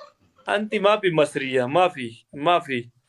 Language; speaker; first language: Arabic; non-native, learner; Pashto